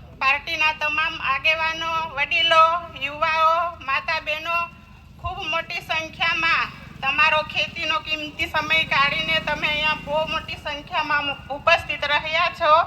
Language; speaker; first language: Gujarati; non-native, local second language; Vasavi